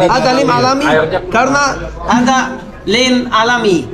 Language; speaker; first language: Indonesian; non-native, learner; Arabic